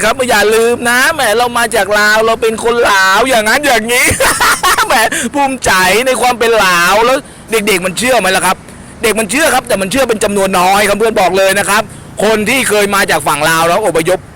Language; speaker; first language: Thai; native; Thai